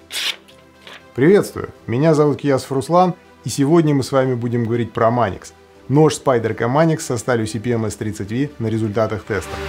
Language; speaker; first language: Russian; native; Russian